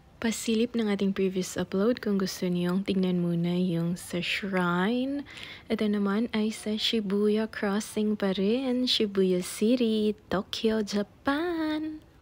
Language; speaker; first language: Filipino; non-native, local second language; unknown